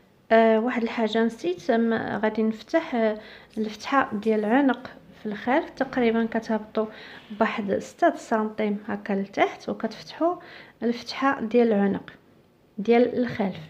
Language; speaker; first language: Arabic; native; Arabic